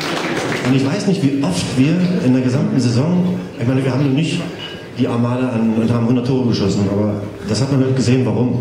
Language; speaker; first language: German; native; German